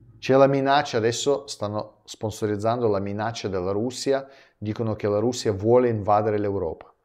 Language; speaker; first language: Italian; non-native, fluent; Russian